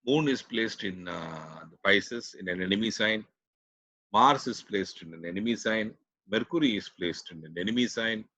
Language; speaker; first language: English; non-native, local second language; Tamil